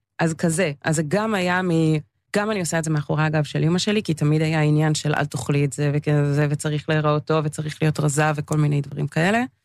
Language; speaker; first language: Hebrew; early bilingual, other home language; English